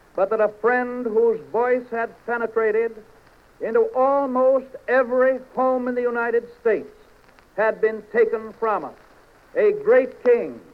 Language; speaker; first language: English; native; English